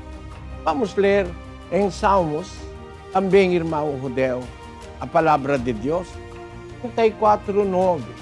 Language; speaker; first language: Portuguese; non-native, learner; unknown